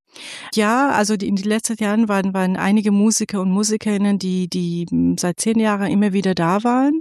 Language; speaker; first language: German; non-native, fluent; Persian